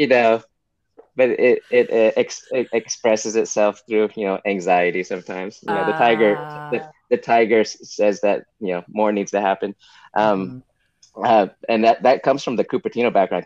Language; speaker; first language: English; native; English